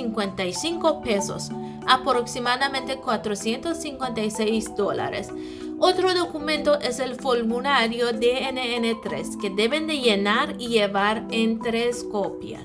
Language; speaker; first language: Spanish; non-native, fluent; Persian